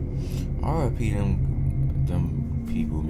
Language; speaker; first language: English; native; English